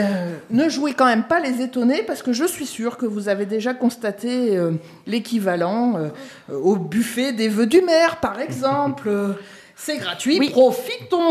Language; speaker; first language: French; native; French